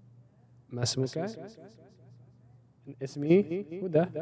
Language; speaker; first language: Arabic; non-native, fluent; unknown